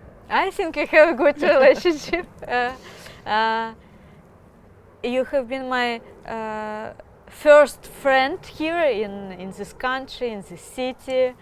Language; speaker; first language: English; non-native, learner; Ukrainian